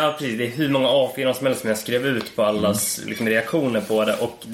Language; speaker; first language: Swedish; native; Swedish